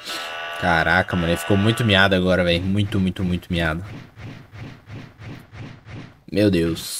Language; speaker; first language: Portuguese; native; Portuguese